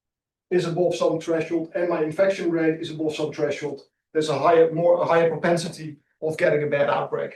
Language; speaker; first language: English; non-native, fluent; Dutch